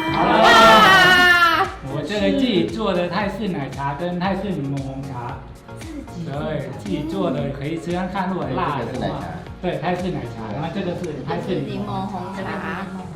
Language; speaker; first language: Chinese; non-native, fluent; Thai